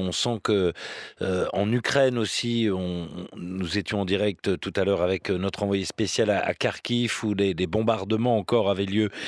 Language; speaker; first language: French; native; French